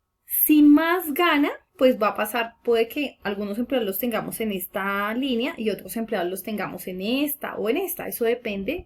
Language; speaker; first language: Spanish; native; Spanish